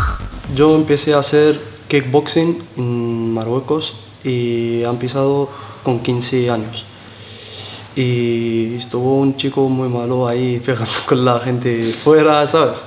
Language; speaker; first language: Spanish; non-native, learner; Arabic